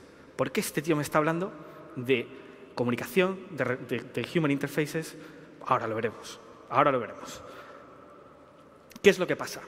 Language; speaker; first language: Spanish; native; Spanish